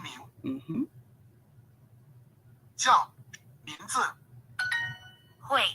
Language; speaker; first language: Chinese; non-native, learner; English